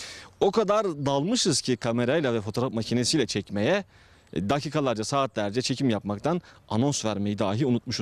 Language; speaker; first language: Turkish; native; Turkish